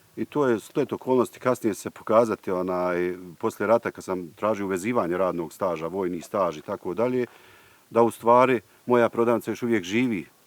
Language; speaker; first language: Bosnian; native; Bosnian